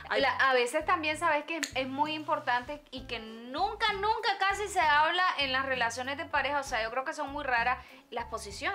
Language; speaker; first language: Spanish; native; Spanish